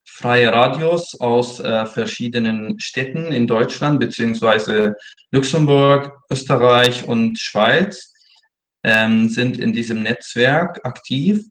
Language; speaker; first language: German; non-native, fluent; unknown